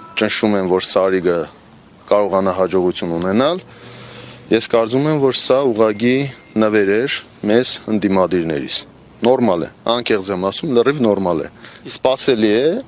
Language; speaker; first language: Armenian; native; Armenian